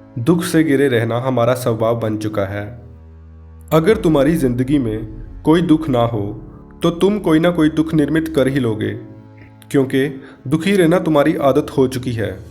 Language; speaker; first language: Hindi; native; Hindi